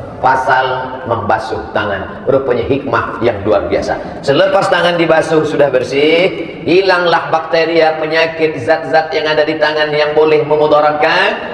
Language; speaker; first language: Malay; non-native, fluent; Indonesian